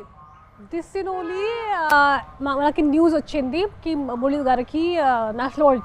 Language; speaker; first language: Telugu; non-native, local second language; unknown